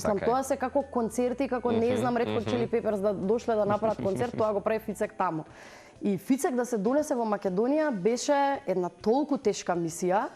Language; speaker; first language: Macedonian; native; Macedonian